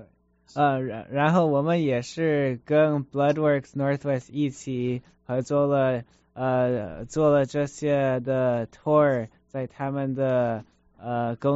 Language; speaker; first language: Chinese; early bilingual, heritage; Chinese